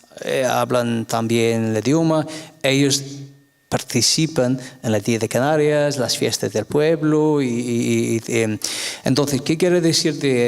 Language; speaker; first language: Spanish; non-native, fluent; English